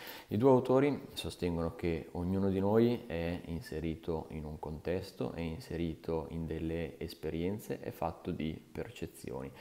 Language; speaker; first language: Italian; native; Italian